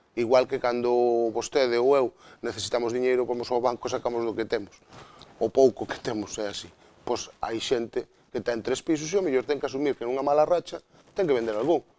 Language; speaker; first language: Galician; non-native, local second language; Spanish